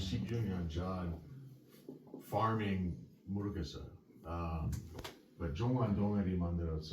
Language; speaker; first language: Korean; non-native, learner; English